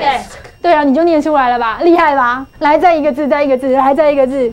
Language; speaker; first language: Chinese; native; Chinese